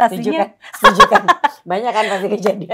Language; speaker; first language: Indonesian; native; Indonesian